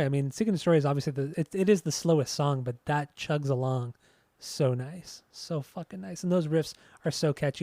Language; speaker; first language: English; native; English